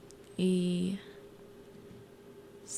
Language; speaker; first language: Spanish; early bilingual, heritage; Spanish